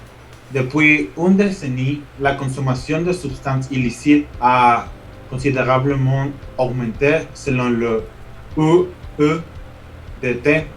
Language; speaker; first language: French; non-native, fluent; Spanish